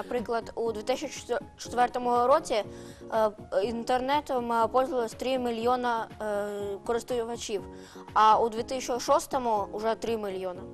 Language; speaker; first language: Ukrainian; non-native, local second language; Russian